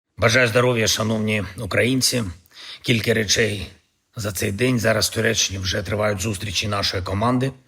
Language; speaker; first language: Ukrainian; native; Ukrainian